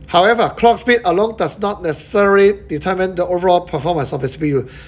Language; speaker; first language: English; non-native, local second language; Cantonese